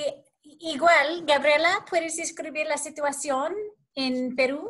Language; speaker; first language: Spanish; non-native, fluent; English